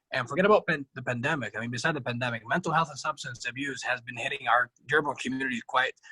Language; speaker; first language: English; non-native, fluent; Arabic